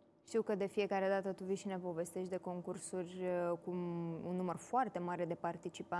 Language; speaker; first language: Romanian; native; Romanian